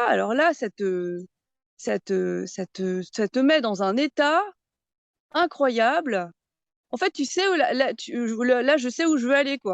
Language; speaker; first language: French; native; French